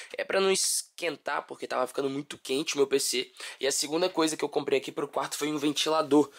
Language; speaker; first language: Portuguese; native; Portuguese